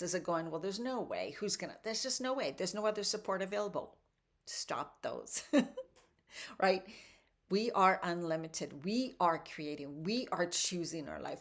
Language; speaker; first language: English; native; English